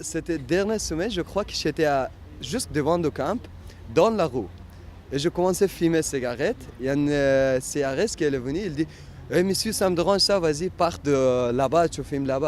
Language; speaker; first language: French; non-native, learner; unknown